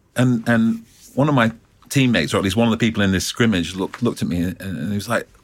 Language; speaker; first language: English; native; English